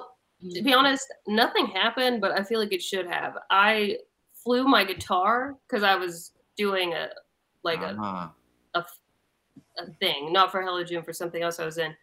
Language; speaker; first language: English; native; English